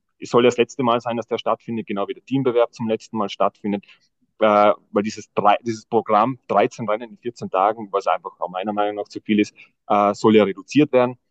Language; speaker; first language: German; native; German